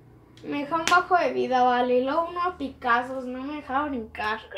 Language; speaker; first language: Spanish; native; Spanish